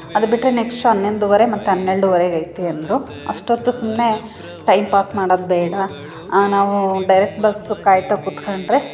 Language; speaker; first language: Kannada; native; Kannada